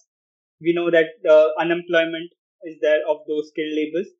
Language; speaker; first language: English; non-native, local second language; Hindi